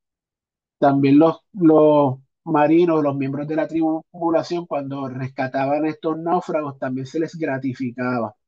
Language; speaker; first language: Spanish; native; Spanish